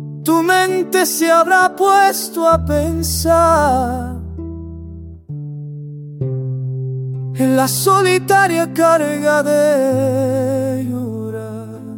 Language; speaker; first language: Spanish; native; Spanish